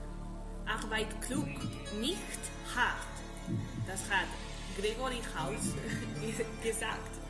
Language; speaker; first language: German; non-native, learner; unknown